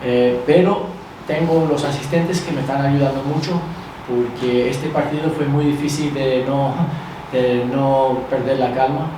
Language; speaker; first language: Spanish; early bilingual, other home language; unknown